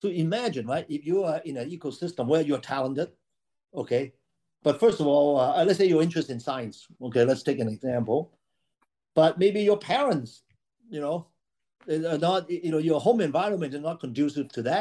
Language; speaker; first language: English; non-native, local second language; Cantonese